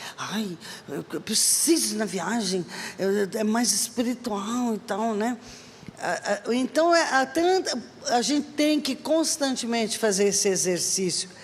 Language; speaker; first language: Portuguese; native; Portuguese